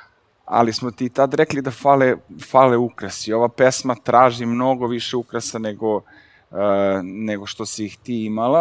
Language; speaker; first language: Serbian; native; Serbian